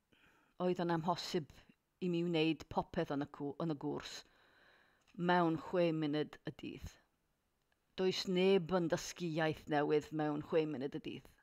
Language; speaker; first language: Welsh; non-native, learner; English